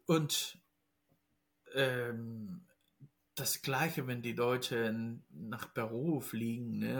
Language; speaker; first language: German; non-native, fluent; Spanish